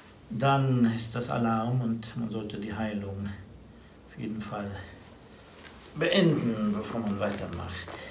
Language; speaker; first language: German; native; German